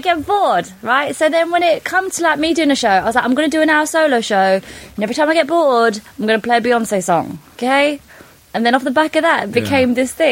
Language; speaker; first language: English; non-native, local second language; Polish